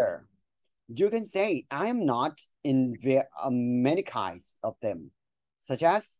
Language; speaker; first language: English; non-native, fluent; Thai